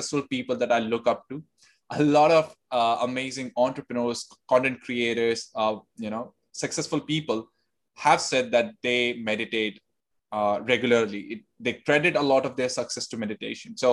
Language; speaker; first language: English; non-native, local second language; Hindi